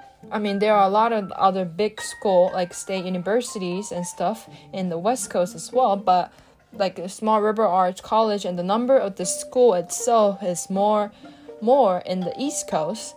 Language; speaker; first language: English; non-native, fluent; Japanese